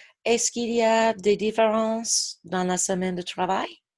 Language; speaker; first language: French; non-native, fluent; English